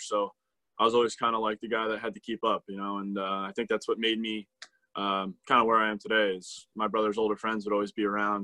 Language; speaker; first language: English; native; English